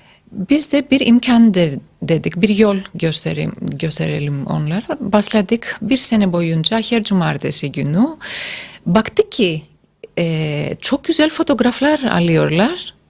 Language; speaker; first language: Turkish; non-native, fluent; Greek